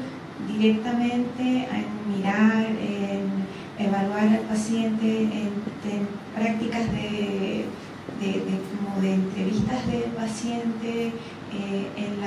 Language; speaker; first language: Spanish; native; Spanish